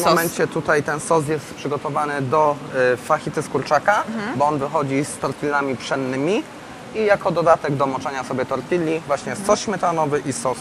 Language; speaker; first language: Polish; native; Polish